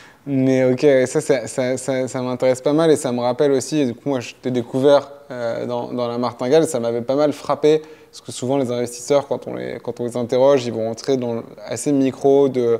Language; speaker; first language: French; native; French